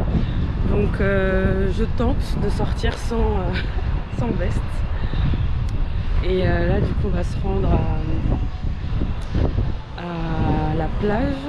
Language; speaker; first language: French; native; French